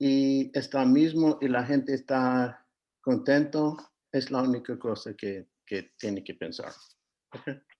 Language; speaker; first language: Spanish; non-native, fluent; English